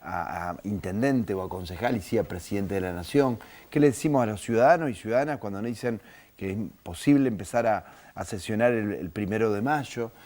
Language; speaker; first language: Spanish; native; Spanish